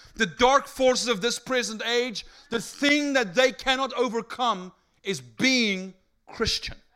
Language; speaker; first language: English; non-native, local second language; Afrikaans